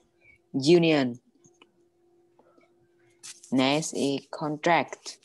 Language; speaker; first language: English; non-native, learner; Vietnamese